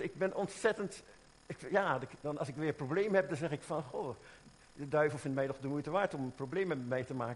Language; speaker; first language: Dutch; native; Dutch